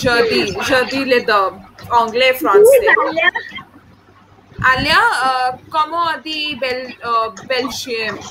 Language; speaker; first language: French; non-native, fluent; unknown